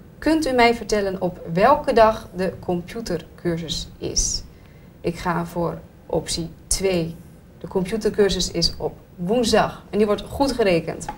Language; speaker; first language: Dutch; native; Dutch